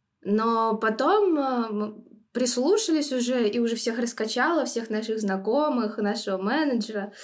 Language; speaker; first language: Russian; native; Russian